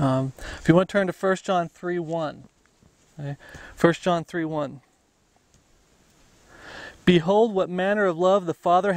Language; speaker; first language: English; native; English